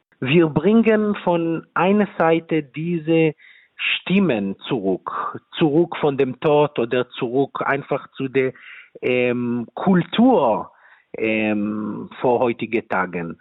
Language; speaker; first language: German; non-native, fluent; Hebrew